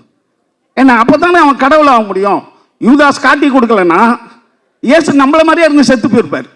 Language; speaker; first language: Tamil; native; Tamil